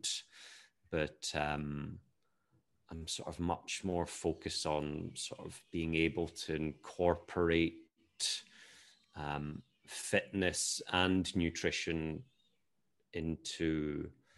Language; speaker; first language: English; native; English